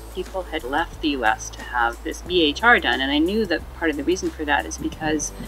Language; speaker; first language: English; native; English